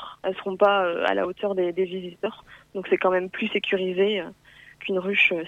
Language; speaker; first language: French; native; French